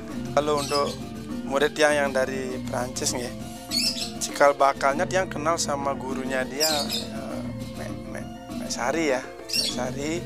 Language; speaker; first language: Indonesian; non-native, local second language; Balinese